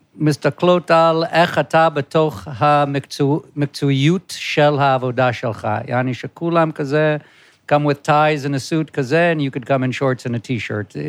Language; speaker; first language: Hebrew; non-native, fluent; English